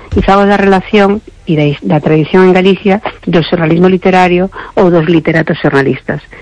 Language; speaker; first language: Galician; non-native, local second language; Spanish